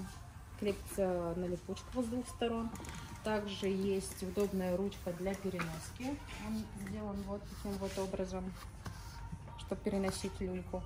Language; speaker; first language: Russian; native; Russian